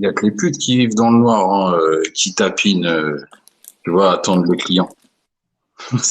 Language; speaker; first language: French; native; French